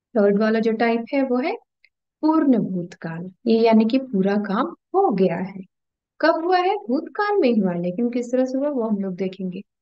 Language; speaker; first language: Hindi; native; Hindi